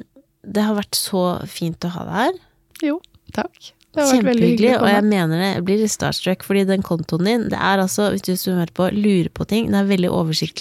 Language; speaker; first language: Norwegian; native; Norwegian